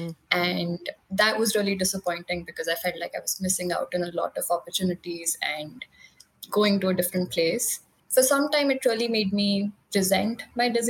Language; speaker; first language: English; non-native, local second language; Hindi